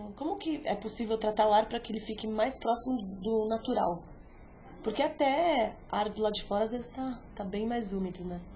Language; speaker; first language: Portuguese; native; Portuguese